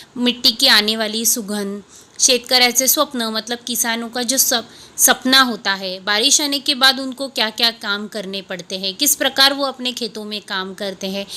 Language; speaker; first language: Hindi; non-native, local second language; Marathi